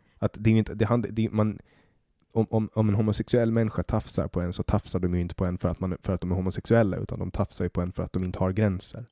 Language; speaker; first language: Swedish; native; Swedish